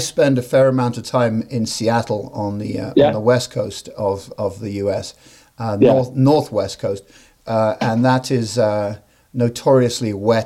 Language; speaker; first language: English; native; English